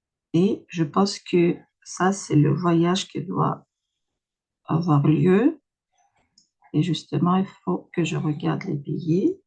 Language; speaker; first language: French; non-native, fluent; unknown